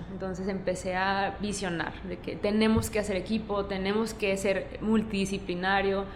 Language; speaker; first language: Spanish; native; Spanish